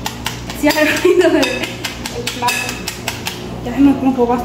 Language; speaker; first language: Spanish; native; Spanish